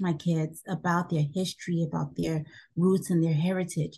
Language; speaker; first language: English; non-native, local second language; Bini